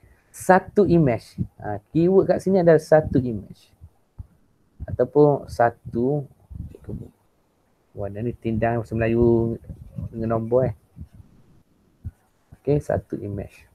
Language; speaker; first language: Malay; native; Malay